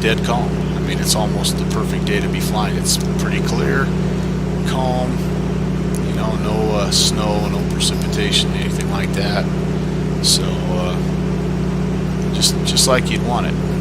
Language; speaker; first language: English; native; English